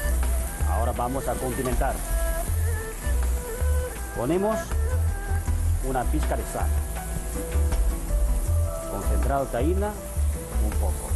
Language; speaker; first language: Spanish; non-native, fluent; Chinese